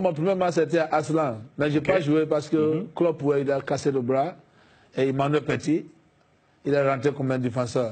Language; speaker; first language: French; non-native, fluent; English